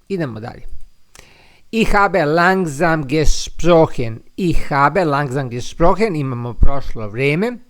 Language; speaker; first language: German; non-native, learner; Serbian